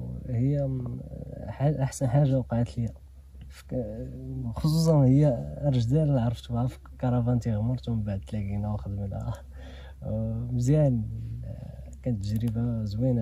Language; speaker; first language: Arabic; native; Arabic